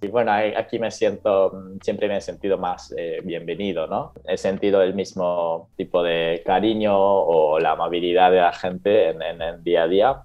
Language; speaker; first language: Spanish; non-native, fluent; Japanese